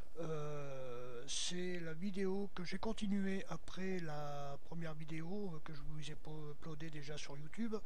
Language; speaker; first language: French; native; French